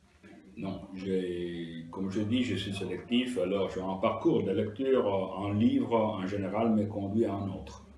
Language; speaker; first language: French; non-native, fluent; Italian